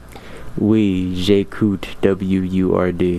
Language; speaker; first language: French; non-native, learner; English